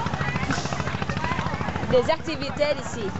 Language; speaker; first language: French; non-native, learner; Vietnamese